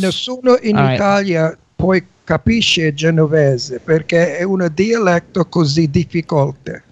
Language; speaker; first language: Italian; early bilingual, heritage; English